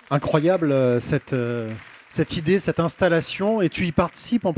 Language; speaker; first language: French; native; French